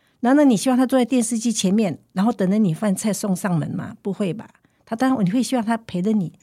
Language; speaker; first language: Chinese; native; Chinese